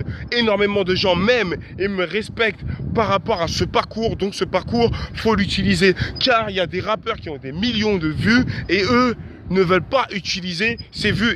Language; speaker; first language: French; native; French